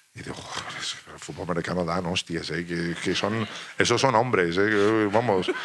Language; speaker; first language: Spanish; non-native, fluent; English